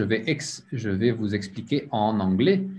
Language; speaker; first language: French; non-native, learner; English